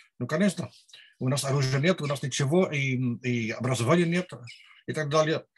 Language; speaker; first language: Russian; non-native, learner; Dutch